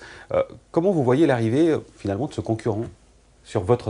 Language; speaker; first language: French; native; French